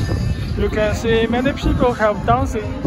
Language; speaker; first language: English; non-native, learner; Chinese